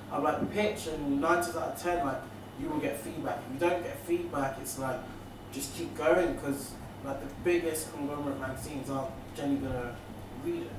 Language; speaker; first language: English; native; English